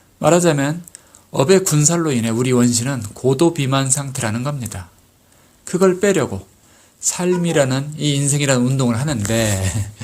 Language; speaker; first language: Korean; native; Korean